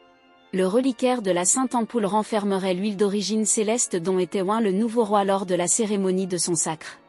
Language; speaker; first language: French; native; French